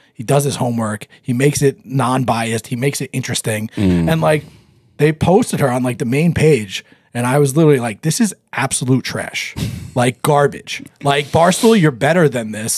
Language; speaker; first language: English; native; English